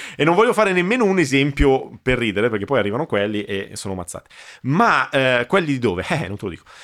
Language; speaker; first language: Italian; native; Italian